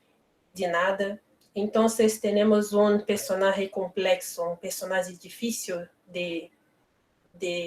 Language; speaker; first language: Spanish; non-native, learner; Portuguese